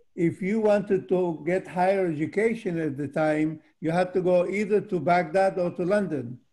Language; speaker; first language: English; early bilingual, other home language; Arabic